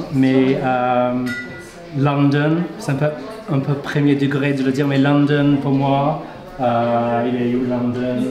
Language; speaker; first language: French; non-native, fluent; English